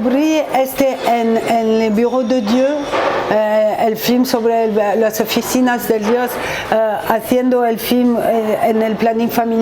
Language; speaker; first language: Spanish; non-native, learner; French